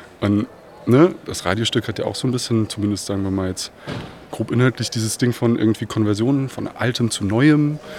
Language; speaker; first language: German; early bilingual, other home language; Bosnian